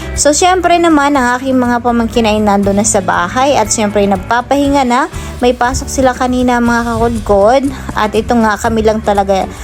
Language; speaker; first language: Filipino; native; Filipino